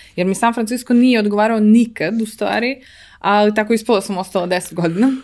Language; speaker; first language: Serbian; early bilingual, heritage; Serbian